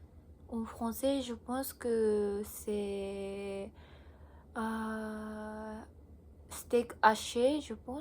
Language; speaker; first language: French; non-native, learner; Japanese